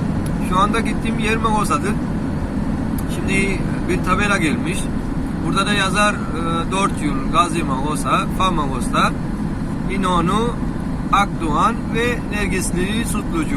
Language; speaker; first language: Turkish; non-native, learner; Urdu